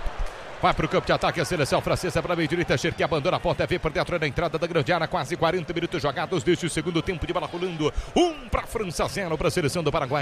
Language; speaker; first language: Portuguese; native; Portuguese